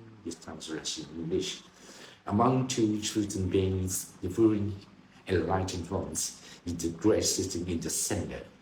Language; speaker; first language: English; non-native, learner; Thai